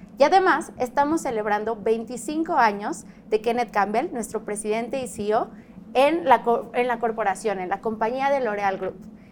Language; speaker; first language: Spanish; native; Spanish